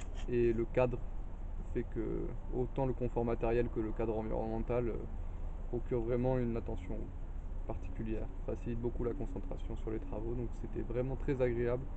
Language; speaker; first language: French; native; French